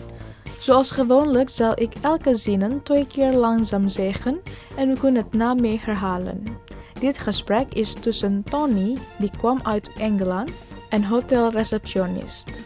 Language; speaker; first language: Dutch; non-native, learner; Indonesian